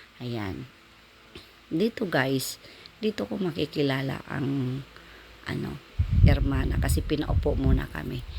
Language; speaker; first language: Filipino; non-native, local second language; Waray